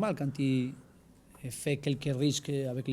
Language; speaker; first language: French; non-native, learner; Spanish